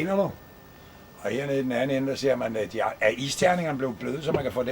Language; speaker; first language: Danish; native; Danish